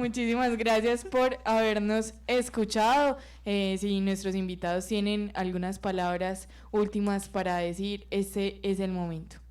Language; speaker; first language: Spanish; native; Spanish